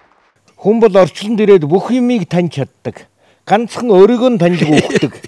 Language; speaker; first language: Mongolian; native; Mongolian